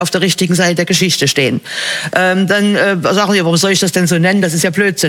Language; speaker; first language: German; native; German